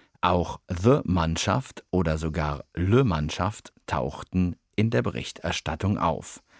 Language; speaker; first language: German; native; German